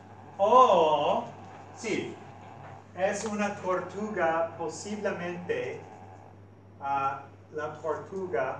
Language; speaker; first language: Spanish; non-native, fluent; English